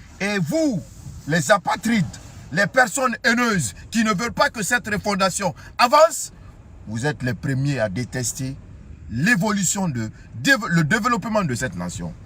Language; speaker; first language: French; non-native, local second language; Susu